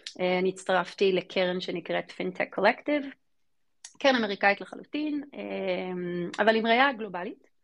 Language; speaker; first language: Hebrew; early bilingual, other home language; English